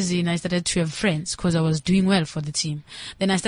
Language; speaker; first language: English; non-native, local second language; Zulu